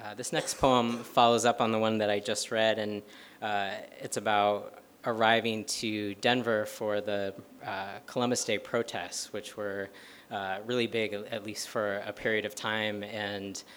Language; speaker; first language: English; native; English